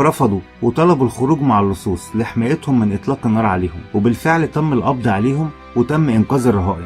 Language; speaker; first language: Arabic; native; Arabic